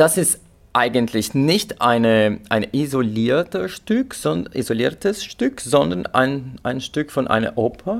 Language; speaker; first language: German; non-native, fluent; Portuguese